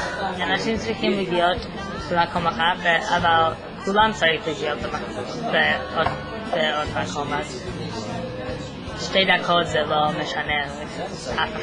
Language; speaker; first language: Hebrew; non-native, learner; English